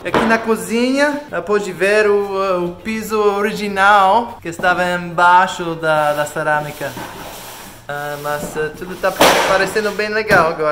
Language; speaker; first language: Portuguese; non-native, learner; English